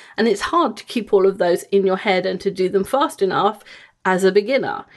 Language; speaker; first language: English; native; English